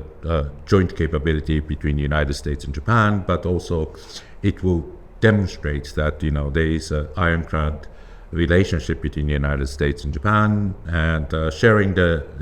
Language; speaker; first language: English; non-native, fluent; Japanese